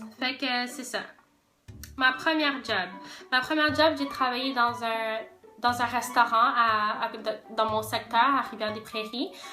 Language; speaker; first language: French; native; French